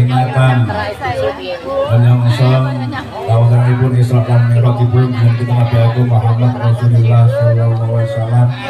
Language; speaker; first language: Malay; non-native, local second language; Javanese